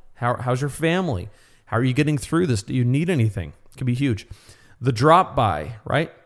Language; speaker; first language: English; native; English